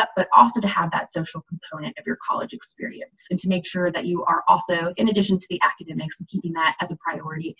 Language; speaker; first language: English; native; English